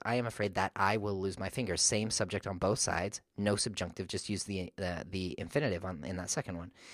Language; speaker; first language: English; native; English